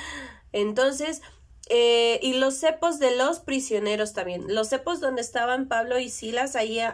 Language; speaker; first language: Spanish; native; Spanish